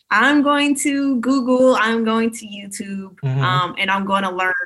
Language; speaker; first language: English; native; English